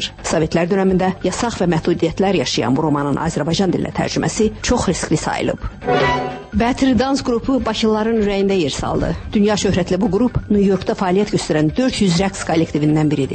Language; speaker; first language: Azerbaijani; native; Azerbaijani